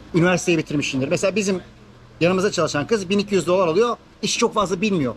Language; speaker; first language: Turkish; native; Turkish